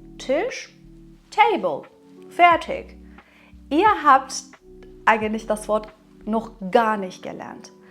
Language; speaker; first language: German; non-native, fluent; Persian